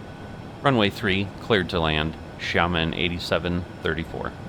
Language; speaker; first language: English; native; English